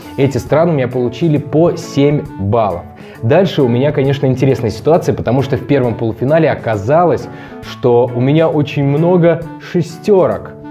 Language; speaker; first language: Russian; native; Russian